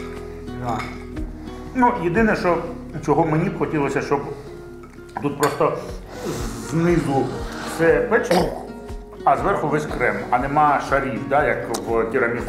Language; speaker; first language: Ukrainian; native; Ukrainian